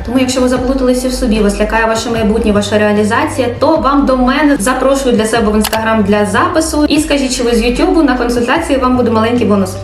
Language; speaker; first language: Ukrainian; non-native, local second language; Russian